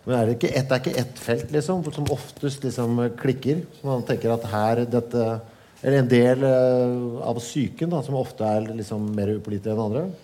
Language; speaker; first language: Norwegian; native; Norwegian